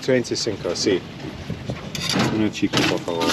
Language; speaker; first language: Spanish; non-native, learner; English